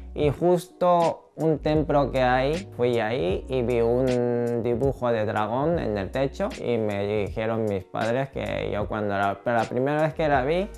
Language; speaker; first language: Spanish; non-native, fluent; Japanese